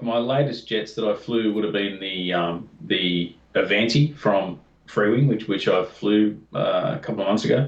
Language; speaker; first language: English; native; English